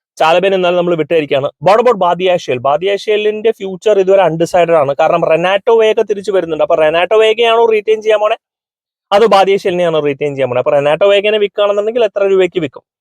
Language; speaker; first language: Malayalam; native; Malayalam